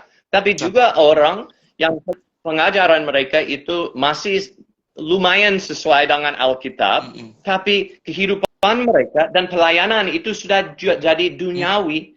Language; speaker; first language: Indonesian; non-native, fluent; English